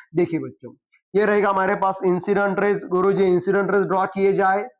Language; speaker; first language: Hindi; non-native, local second language; Marathi